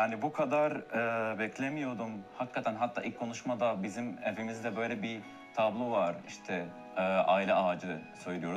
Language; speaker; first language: Turkish; non-native, fluent; Arabic